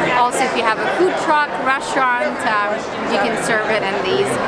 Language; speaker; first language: English; non-native, fluent; French